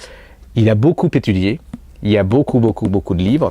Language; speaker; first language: French; native; French